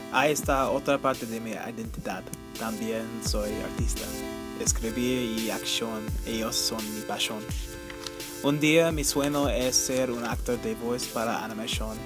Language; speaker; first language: Spanish; early bilingual, heritage; Spanish